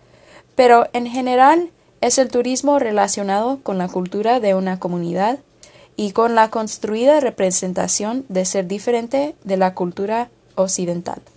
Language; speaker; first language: Spanish; non-native, fluent; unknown